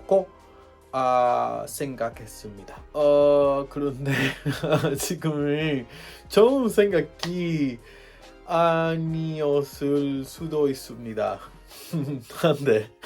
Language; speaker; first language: Korean; non-native, learner; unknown